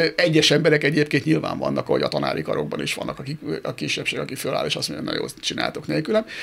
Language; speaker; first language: Hungarian; native; Hungarian